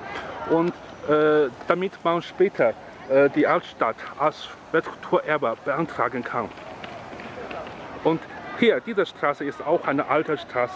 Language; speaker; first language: German; non-native, fluent; Chinese